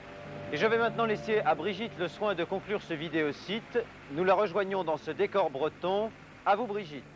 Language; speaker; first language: French; native; French